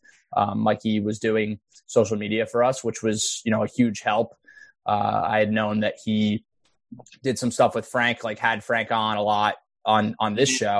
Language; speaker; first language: English; native; English